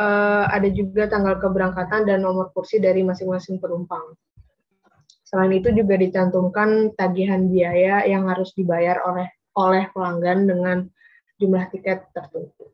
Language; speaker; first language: Indonesian; native; Indonesian